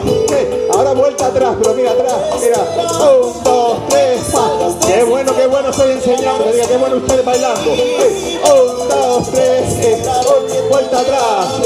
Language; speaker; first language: Spanish; native; Spanish